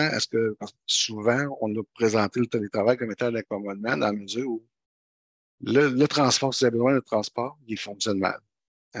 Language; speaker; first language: French; native; French